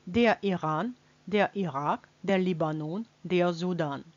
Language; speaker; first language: German; non-native, fluent; Russian